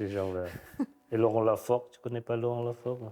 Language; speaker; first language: French; non-native, fluent; Vietnamese